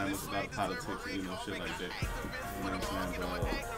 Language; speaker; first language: English; native; English